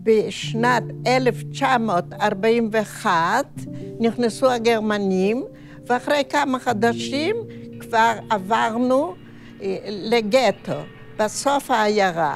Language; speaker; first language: Hebrew; non-native, fluent; Yiddish